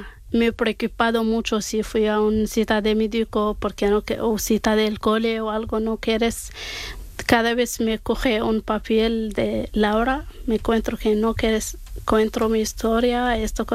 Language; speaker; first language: Spanish; non-native, learner; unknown